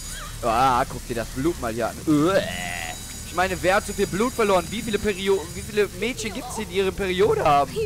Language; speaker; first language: German; native; German